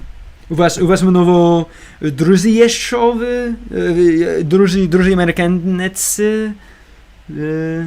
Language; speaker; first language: Russian; non-native, learner; English